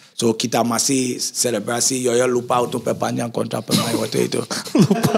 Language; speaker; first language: Indonesian; non-native, fluent; English